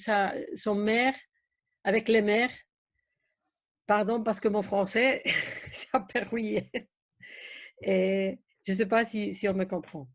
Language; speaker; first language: French; non-native, fluent; Spanish